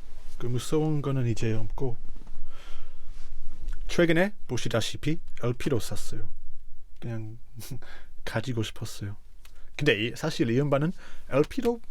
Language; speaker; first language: Korean; non-native, fluent; English